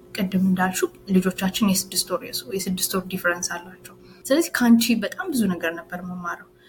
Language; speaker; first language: Amharic; native; Amharic